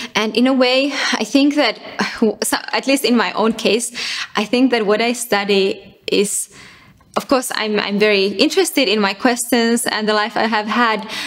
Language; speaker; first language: English; non-native, fluent; Finnish